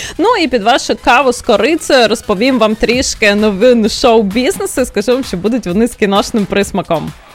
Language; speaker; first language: Ukrainian; native; Ukrainian